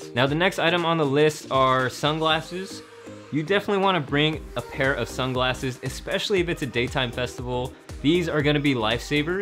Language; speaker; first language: English; native; English